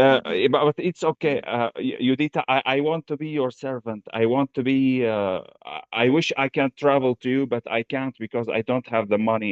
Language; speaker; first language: English; non-native, fluent; Arabic